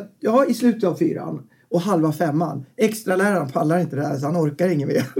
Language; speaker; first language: Swedish; native; Swedish